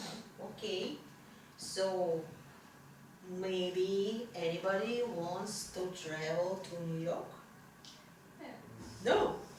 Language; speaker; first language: English; non-native, fluent; Russian